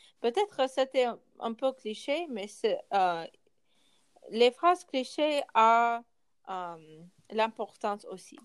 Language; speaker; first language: French; non-native, learner; English